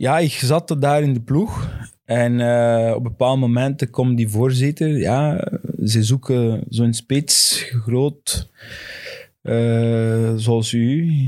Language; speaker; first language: Dutch; non-native, fluent; Portuguese